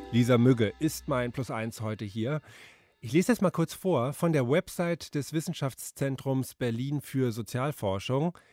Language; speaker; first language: German; native; German